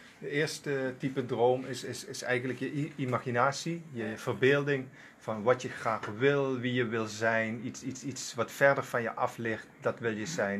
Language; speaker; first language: Dutch; non-native, local second language; Sranan Tongo